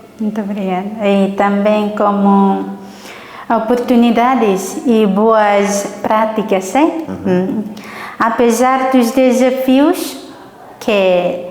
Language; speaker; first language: Portuguese; non-native, learner; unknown